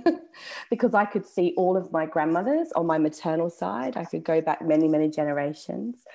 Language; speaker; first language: English; native; English